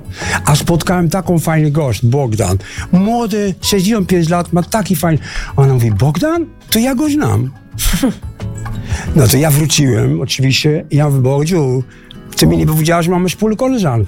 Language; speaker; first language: Polish; non-native, fluent; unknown